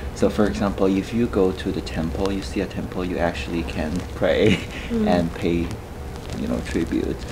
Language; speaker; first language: English; non-native, fluent; Chinese